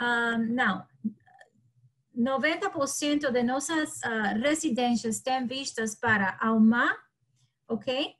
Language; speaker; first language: Portuguese; non-native, learner; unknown